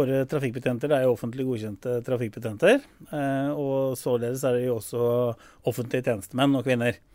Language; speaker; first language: Norwegian; native; Norwegian